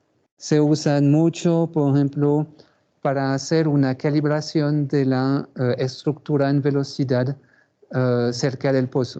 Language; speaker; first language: Spanish; non-native, fluent; French